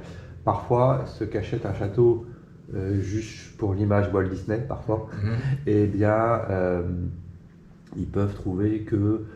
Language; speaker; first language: French; native; French